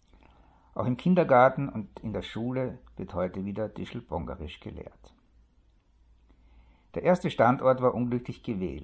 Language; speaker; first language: German; native; German